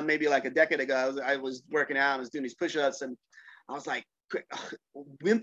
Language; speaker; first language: English; native; English